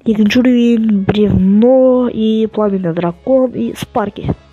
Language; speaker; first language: Russian; non-native, local second language; Kazakh